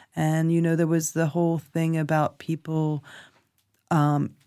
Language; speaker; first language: English; native; English